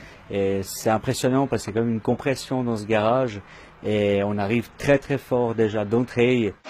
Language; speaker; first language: French; native; French